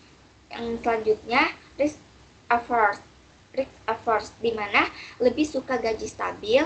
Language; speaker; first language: Indonesian; native; Indonesian